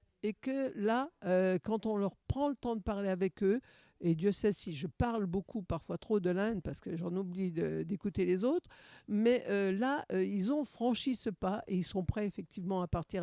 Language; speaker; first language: French; native; French